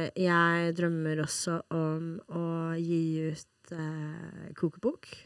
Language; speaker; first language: Norwegian; non-native, fluent; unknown